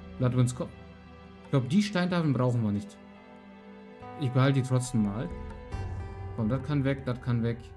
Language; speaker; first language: German; native; German